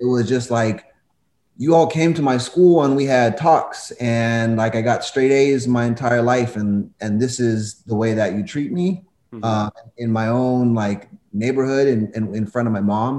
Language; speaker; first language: English; native; English